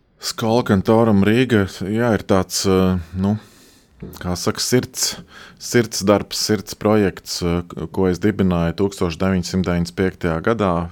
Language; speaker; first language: Latvian; native; Latvian